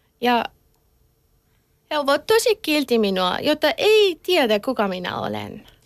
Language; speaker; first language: Finnish; non-native, learner; Persian